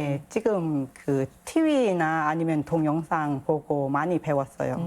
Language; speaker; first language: Korean; non-native, learner; Thai